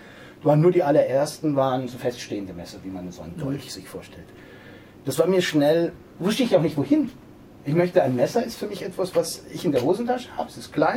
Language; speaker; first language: German; native; German